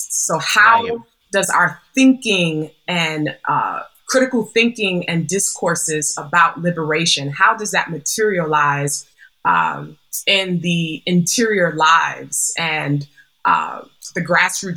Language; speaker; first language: English; native; English